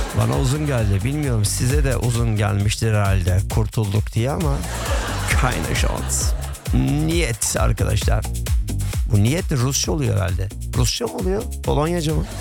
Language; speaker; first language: Turkish; early bilingual, heritage; Turkish